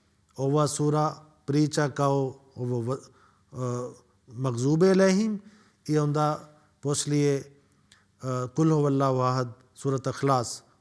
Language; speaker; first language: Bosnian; non-native, learner; Urdu